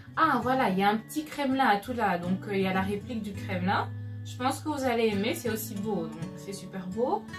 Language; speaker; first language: French; non-native, local second language; Lingala